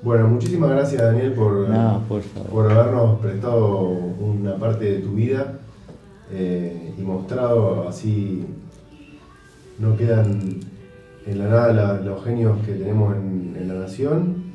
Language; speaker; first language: Spanish; native; Spanish